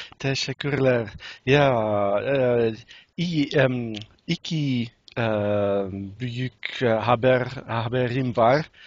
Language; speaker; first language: Turkish; non-native, learner; English